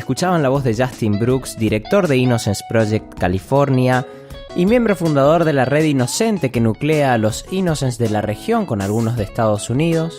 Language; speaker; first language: Spanish; native; Spanish